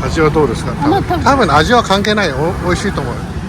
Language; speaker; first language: Japanese; native; Japanese